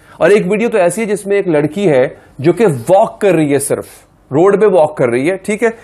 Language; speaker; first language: Urdu; non-native, local second language; Punjabi